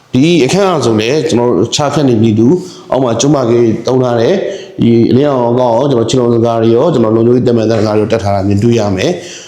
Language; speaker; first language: Burmese; native; Burmese